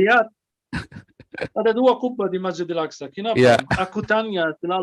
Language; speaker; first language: Indonesian; non-native, fluent; Arabic